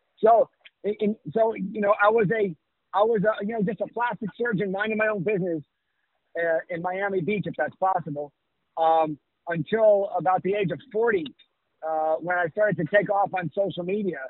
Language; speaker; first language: English; native; English